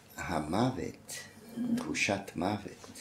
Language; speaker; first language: Hebrew; non-native, fluent; German